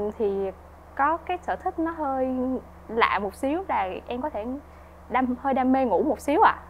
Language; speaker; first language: Vietnamese; native; Vietnamese